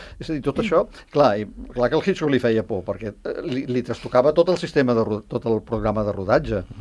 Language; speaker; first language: Catalan; native; Catalan